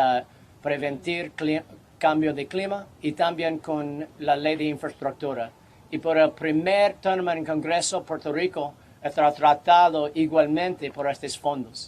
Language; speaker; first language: Spanish; non-native, learner; English